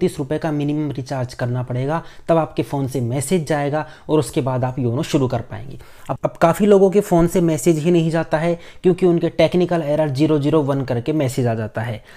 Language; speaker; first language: Hindi; native; Hindi